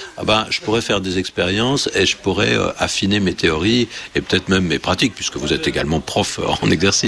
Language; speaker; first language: French; native; French